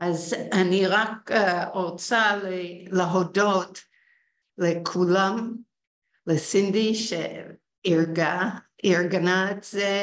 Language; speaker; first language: Hebrew; early bilingual, heritage; Hebrew